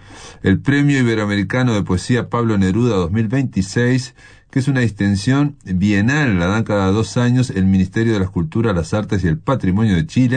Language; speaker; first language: Spanish; native; Spanish